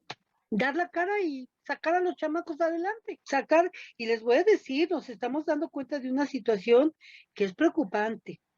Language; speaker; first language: Spanish; native; Spanish